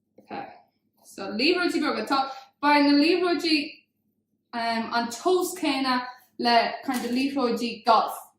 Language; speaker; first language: Irish; non-native, local second language; English